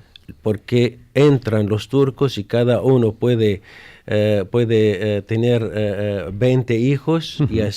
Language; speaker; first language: Spanish; non-native, fluent; Arabic